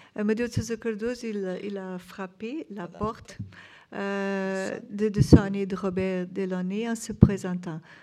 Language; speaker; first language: French; non-native, fluent; Portuguese